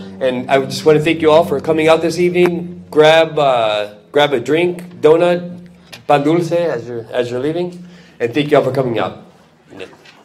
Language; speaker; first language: English; native; English